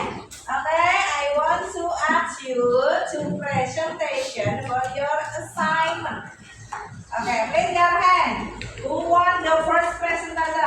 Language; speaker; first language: English; non-native, learner; Indonesian